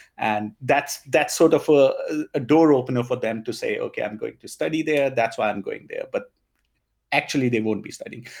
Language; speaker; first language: English; non-native, local second language; Punjabi